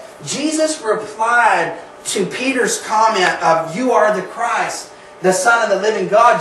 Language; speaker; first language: English; native; English